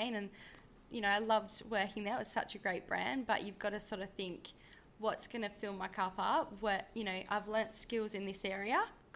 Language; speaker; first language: English; native; English